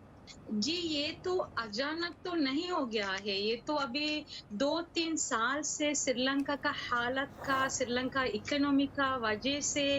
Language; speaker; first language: Hindi; non-native, learner; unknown